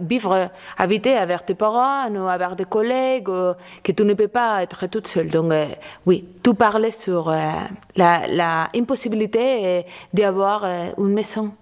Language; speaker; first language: French; non-native, learner; Spanish